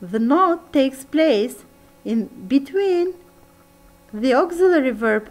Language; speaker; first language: English; non-native, fluent; Turkish